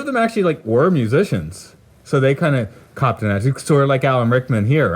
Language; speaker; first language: English; native; English